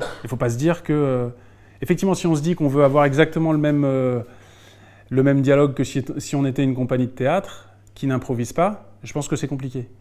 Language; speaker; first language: French; native; French